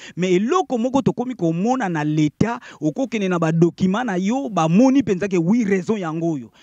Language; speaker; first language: Lingala; non-native, local second language; Kongo